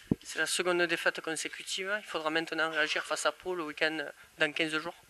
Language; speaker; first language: French; native; French